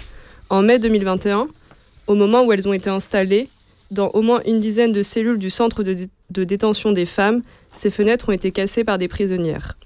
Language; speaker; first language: French; native; French